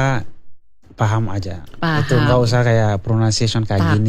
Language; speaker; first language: Indonesian; non-native, learner; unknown